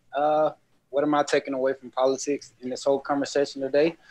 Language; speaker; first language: English; native; English